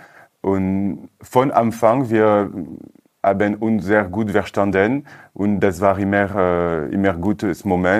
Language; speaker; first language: German; non-native, learner; French